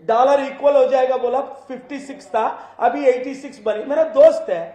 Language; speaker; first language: Hindi; non-native, local second language; Telugu